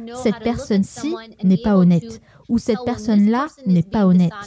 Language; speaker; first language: French; non-native, fluent; Greek